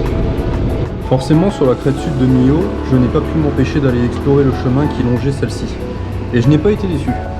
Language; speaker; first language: French; native; French